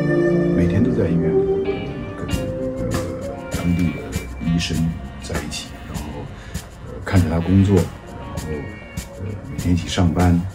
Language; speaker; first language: Chinese; native; Chinese